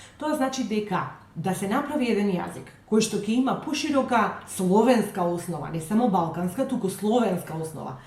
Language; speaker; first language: Macedonian; native; Macedonian